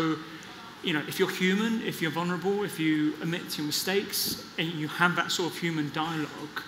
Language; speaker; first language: English; native; English